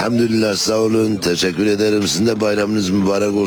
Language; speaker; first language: Turkish; non-native, local second language; Kurdish